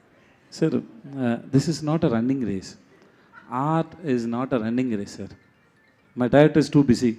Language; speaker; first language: Telugu; non-native, learner; Tamil